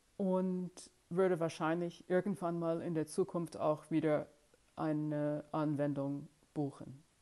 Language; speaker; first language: German; non-native, fluent; English